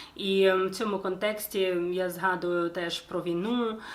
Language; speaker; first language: Ukrainian; non-native, local second language; Russian